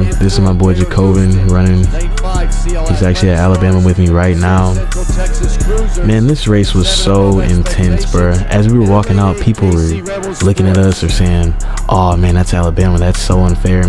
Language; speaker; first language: English; native; English